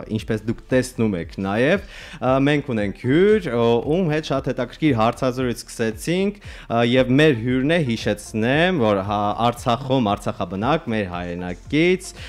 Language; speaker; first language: Armenian; native; Armenian